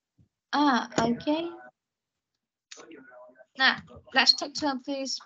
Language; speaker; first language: English; non-native, fluent; Vietnamese